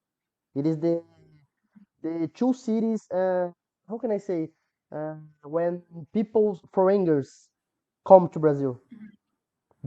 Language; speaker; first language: English; non-native, learner; Portuguese